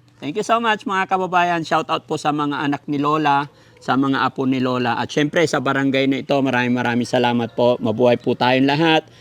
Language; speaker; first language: Filipino; native; Filipino